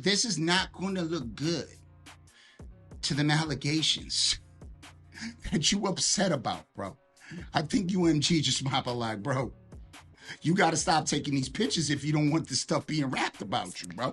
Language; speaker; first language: English; native; English